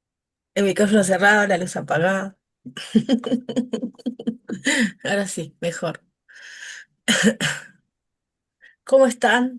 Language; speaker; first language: Spanish; native; Spanish